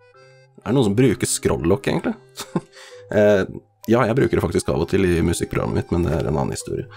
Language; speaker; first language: Norwegian; native; Norwegian